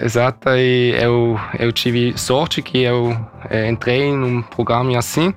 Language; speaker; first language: Portuguese; early bilingual, heritage; Portuguese